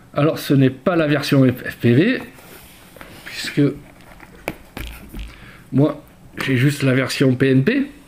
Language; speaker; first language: French; native; French